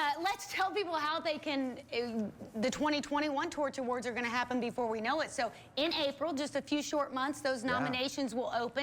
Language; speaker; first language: English; native; English